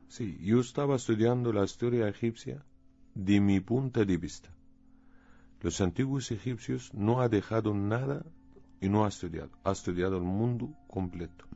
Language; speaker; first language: Spanish; non-native, learner; Arabic